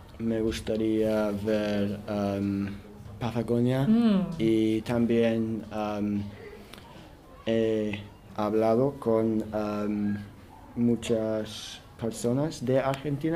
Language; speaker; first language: Spanish; non-native, learner; English